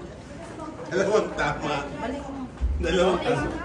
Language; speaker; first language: Filipino; native; Filipino